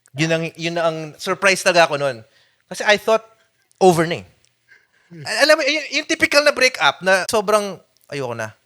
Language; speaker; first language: Filipino; native; Filipino